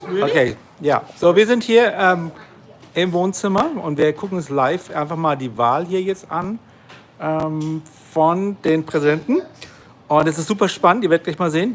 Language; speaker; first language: German; native; German